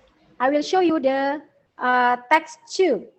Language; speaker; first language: English; non-native, learner; Indonesian